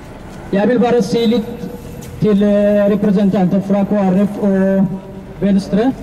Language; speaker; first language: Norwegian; non-native, fluent; Amharic